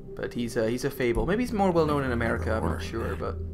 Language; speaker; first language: English; native; English